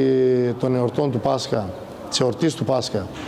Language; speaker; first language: Greek; native; Greek